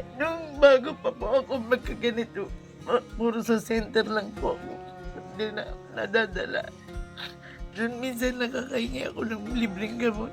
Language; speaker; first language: Filipino; native; Filipino